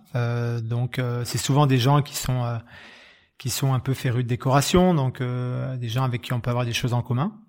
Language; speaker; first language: French; native; French